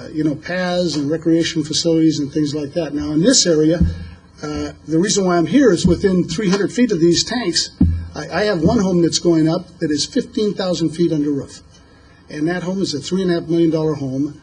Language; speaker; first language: English; native; English